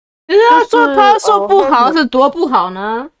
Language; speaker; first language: Chinese; early bilingual, heritage; Chinese